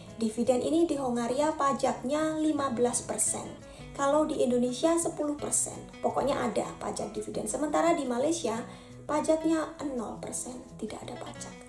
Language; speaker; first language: Indonesian; native; Indonesian